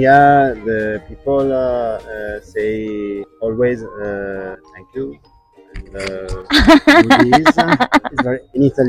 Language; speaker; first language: English; non-native, learner; Italian